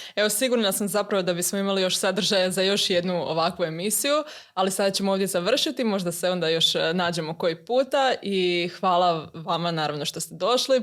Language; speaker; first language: Croatian; native; Croatian